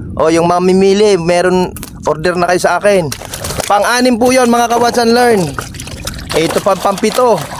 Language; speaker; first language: Filipino; native; Filipino